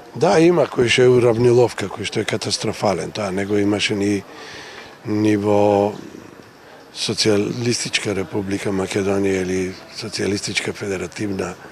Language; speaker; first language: Macedonian; native; Macedonian